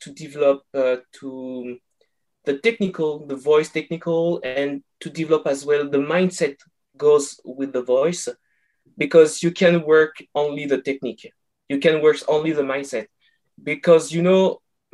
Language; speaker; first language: English; non-native, fluent; French